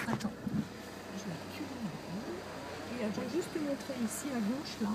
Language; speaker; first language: French; native; French